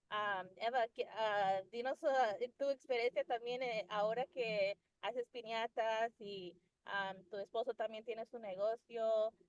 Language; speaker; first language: Spanish; early bilingual, heritage; Spanish